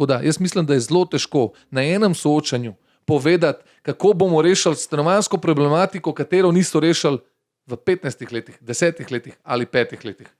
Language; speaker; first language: Slovenian; early bilingual, other home language; Bosnian